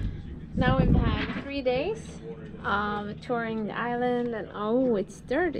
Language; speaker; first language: English; non-native, fluent; Swedish